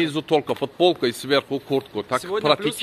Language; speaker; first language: Russian; non-native, learner; Turkish